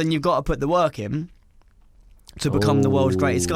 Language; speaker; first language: English; native; English